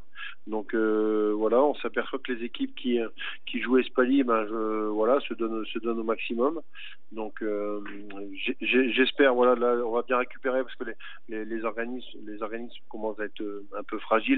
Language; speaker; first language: French; native; French